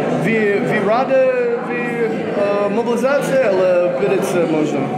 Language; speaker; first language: Russian; non-native, learner; English